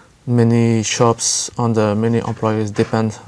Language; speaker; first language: English; non-native, learner; French